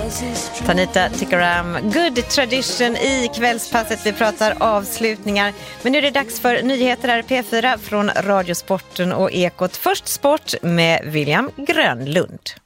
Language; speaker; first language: Swedish; native; Swedish